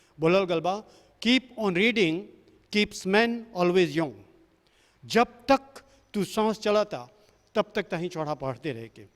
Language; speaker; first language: Bhojpuri; native; Bhojpuri